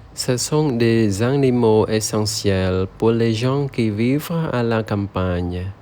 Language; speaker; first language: French; non-native, learner; Khmer